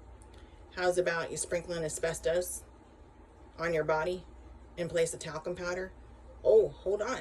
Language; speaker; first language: English; native; English